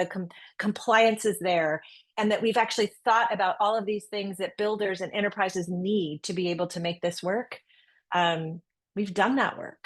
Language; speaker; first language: English; native; English